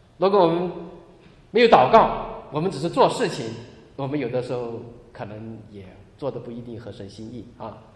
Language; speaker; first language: Chinese; native; Chinese